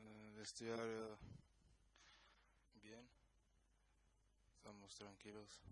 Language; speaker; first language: Spanish; non-native, learner; Kabuverdianu